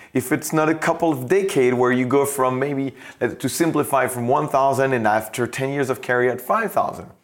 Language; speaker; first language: English; non-native, fluent; French